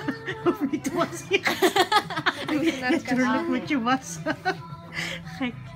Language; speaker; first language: Dutch; non-native, learner; Filipino